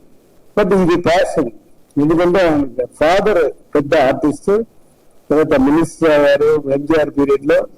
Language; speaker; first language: Telugu; non-native, learner; Tamil